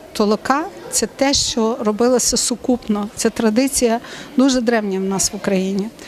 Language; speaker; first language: Ukrainian; native; Ukrainian